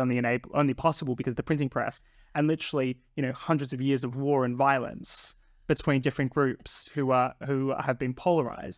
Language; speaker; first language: English; native; English